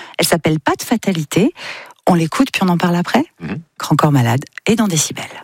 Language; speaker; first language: French; native; French